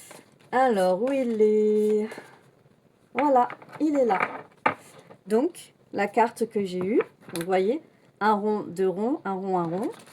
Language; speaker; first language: French; native; French